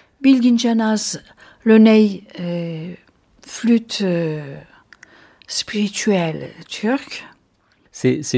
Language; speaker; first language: French; non-native, fluent; Turkish